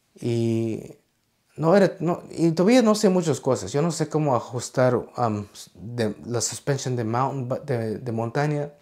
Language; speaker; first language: Spanish; early bilingual, heritage; Spanish